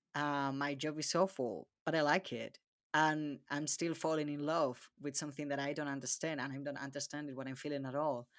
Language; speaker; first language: English; non-native, fluent; Spanish